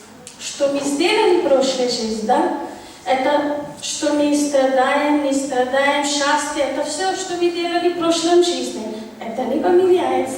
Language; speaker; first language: Russian; non-native, learner; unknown